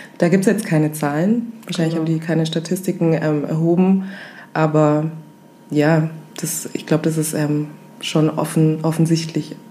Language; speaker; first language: German; early bilingual, other home language; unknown